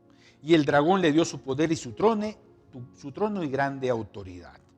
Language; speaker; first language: Spanish; native; Spanish